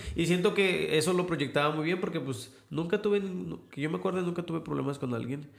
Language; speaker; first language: Spanish; native; Spanish